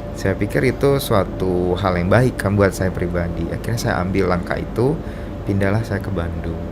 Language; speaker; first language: Indonesian; native; Indonesian